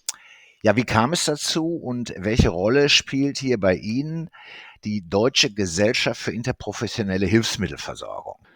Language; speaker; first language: German; native; German